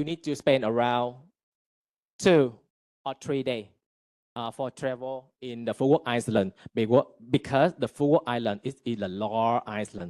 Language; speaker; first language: English; non-native, fluent; Vietnamese